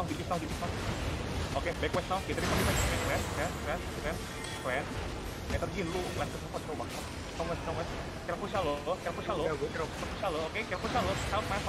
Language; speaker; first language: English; non-native, learner; Indonesian